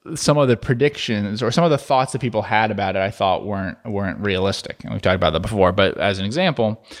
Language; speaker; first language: English; native; English